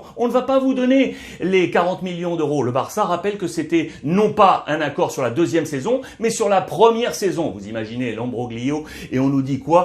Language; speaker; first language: French; native; French